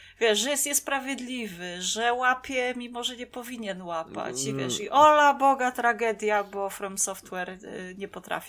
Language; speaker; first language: Polish; native; Polish